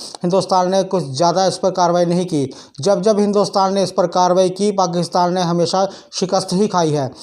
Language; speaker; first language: Hindi; non-native, local second language; Dogri